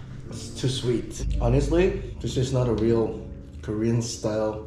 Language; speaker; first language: English; non-native, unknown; Korean